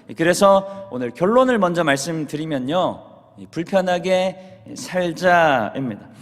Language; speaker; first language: Korean; native; Korean